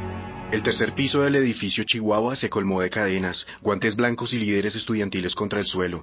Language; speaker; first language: Spanish; native; Spanish